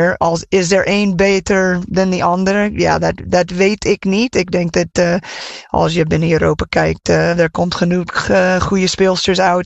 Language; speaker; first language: Dutch; non-native, fluent; English